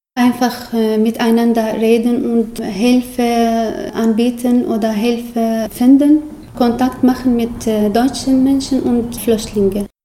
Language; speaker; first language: German; non-native, learner; Arabic